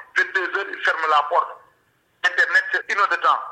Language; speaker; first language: French; non-native, local second language; Wolof